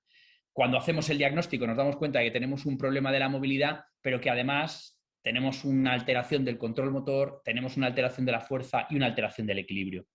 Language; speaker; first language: Spanish; native; Spanish